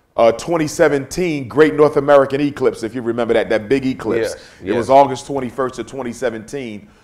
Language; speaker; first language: English; native; English